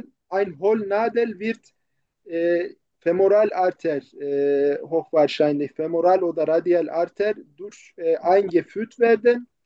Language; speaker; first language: German; non-native, fluent; Turkish